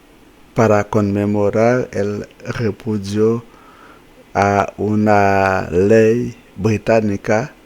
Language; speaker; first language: Spanish; non-native, fluent; Haitian Creole